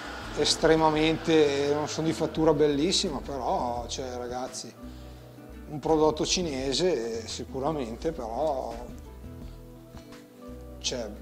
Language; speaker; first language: Italian; native; Italian